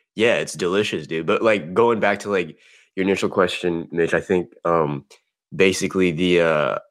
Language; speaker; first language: English; native; English